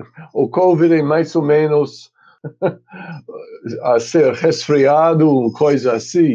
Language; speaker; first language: Portuguese; non-native, fluent; English